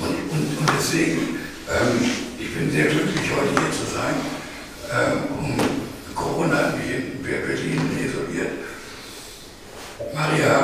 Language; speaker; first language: German; non-native, fluent; Greek